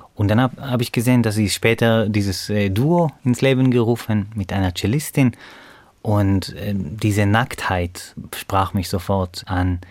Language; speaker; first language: German; non-native, fluent; Hebrew